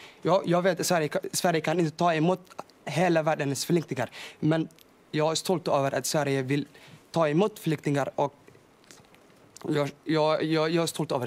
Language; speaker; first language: Swedish; non-native, learner; Somali